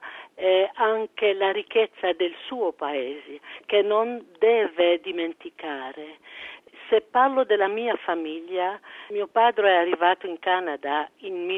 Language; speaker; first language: Italian; early bilingual, heritage; French